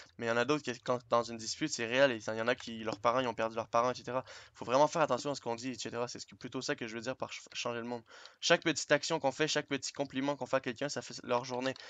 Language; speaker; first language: French; native; French